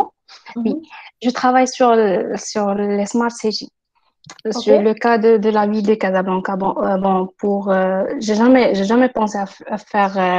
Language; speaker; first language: French; non-native, local second language; Arabic